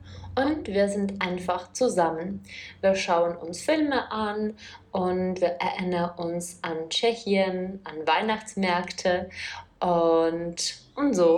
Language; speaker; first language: German; non-native, fluent; Czech